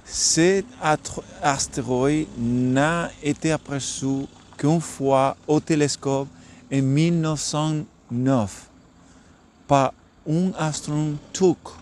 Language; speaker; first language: French; non-native, learner; Spanish